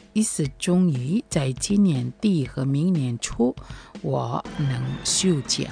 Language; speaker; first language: Chinese; non-native, fluent; Indonesian